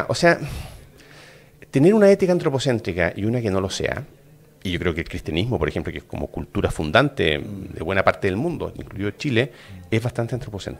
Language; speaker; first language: Spanish; native; Spanish